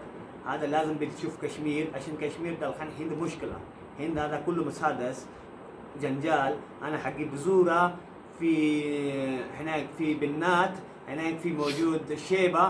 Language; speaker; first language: Arabic; non-native, learner; Urdu